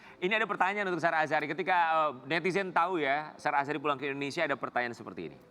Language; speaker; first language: Indonesian; native; Indonesian